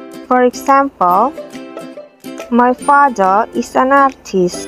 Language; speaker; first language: English; non-native, fluent; Indonesian